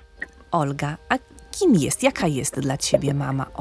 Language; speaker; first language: Polish; native; Polish